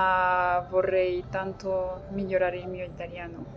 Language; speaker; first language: Italian; non-native, learner; French